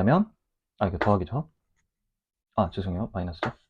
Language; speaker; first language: Korean; native; Korean